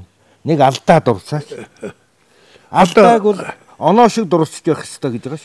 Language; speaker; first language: Mongolian; native; Mongolian